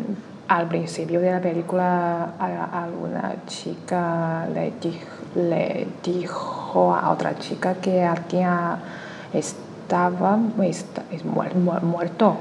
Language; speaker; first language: Spanish; non-native, learner; Chinese